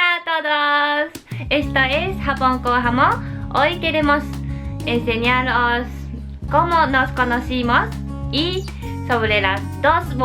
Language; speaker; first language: Spanish; non-native, learner; Japanese